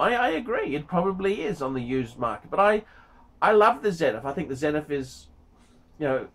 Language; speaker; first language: English; native; English